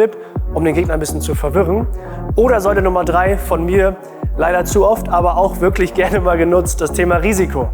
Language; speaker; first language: German; native; German